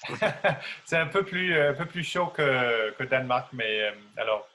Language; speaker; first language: French; non-native, learner; Danish